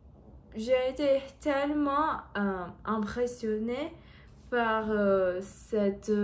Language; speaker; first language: French; non-native, learner; Portuguese